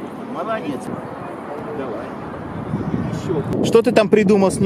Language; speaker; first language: Russian; native; Russian